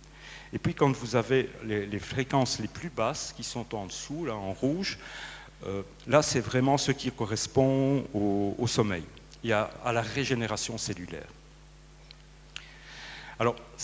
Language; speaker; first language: French; native; French